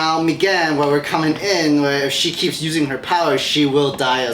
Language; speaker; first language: English; native; English